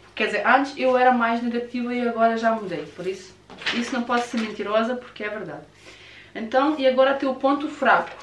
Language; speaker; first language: Portuguese; early bilingual, other home language; Russian